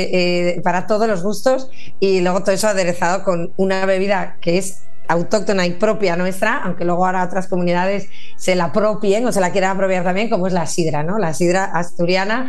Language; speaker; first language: Spanish; native; Spanish